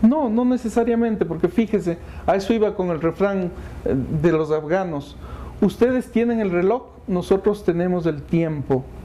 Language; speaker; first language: Spanish; native; Spanish